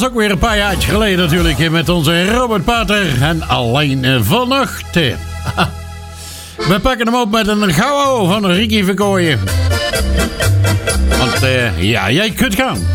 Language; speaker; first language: Dutch; native; Dutch